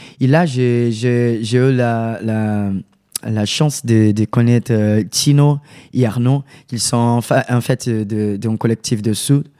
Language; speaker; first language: French; non-native, learner; Portuguese